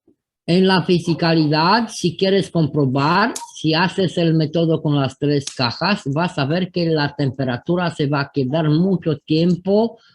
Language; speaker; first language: Spanish; non-native, fluent; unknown